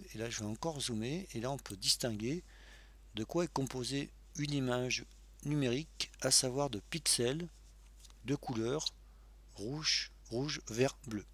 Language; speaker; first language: French; native; French